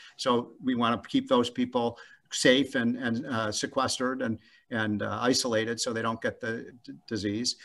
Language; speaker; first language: English; native; English